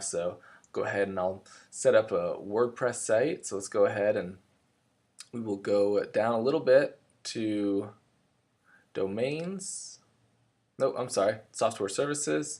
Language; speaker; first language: English; native; English